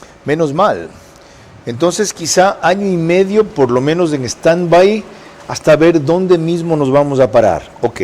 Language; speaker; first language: Spanish; native; Spanish